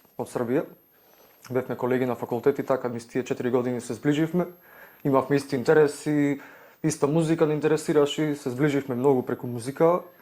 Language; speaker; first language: Macedonian; native; Macedonian